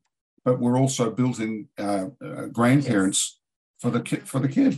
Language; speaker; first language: English; native; English